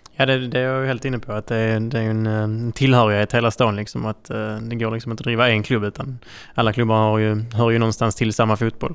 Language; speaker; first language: Swedish; native; Swedish